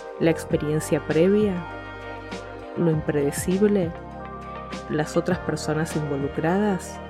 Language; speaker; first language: Spanish; native; Spanish